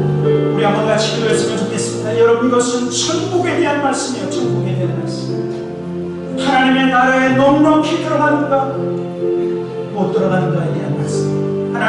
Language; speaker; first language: Korean; native; Korean